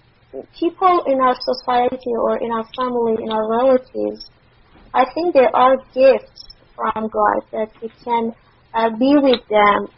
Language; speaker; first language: English; non-native, learner; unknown